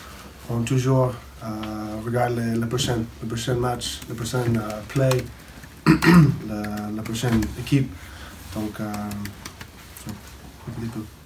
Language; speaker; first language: French; non-native, learner; English